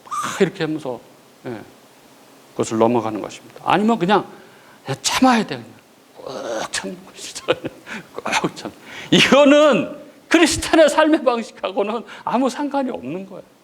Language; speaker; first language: Korean; native; Korean